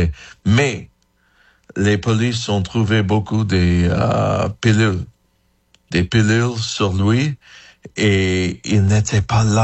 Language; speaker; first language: French; non-native, learner; English